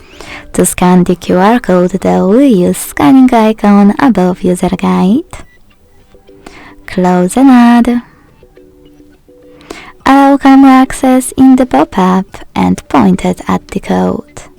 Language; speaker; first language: English; non-native, fluent; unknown